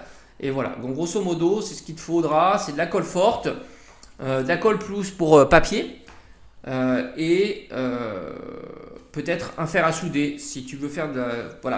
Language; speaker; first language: French; native; French